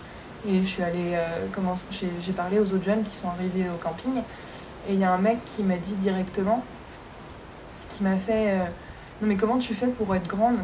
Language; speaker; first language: French; native; French